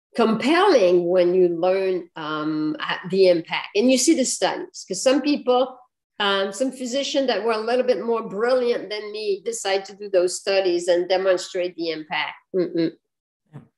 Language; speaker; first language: English; non-native, fluent; French